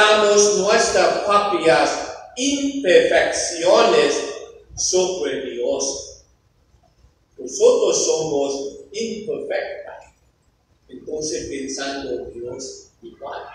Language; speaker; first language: Spanish; non-native, fluent; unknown